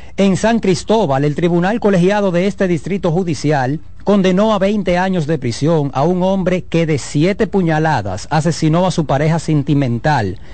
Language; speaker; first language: Spanish; native; Spanish